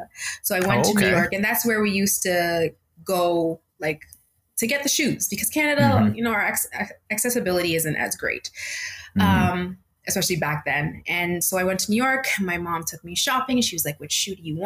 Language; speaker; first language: English; native; English